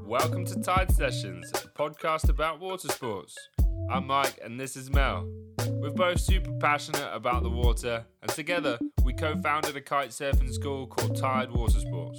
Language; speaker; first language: English; native; English